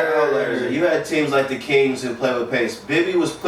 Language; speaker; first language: English; native; English